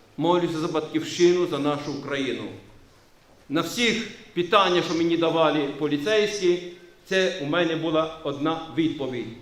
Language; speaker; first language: Ukrainian; non-native, local second language; Romanian